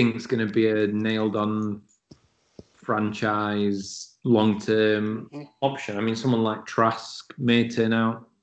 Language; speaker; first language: English; native; English